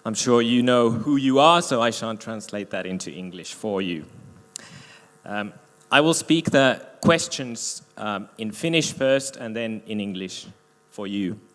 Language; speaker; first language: English; non-native, fluent; Finnish